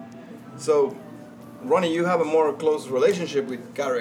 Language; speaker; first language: English; non-native, fluent; Spanish